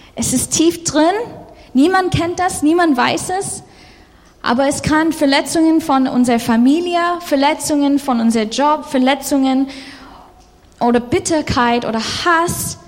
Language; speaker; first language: German; non-native, fluent; English